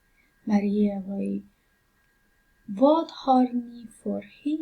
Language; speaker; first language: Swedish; non-native, fluent; Pashto